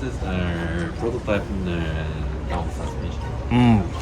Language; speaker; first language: English; non-native, learner; Japanese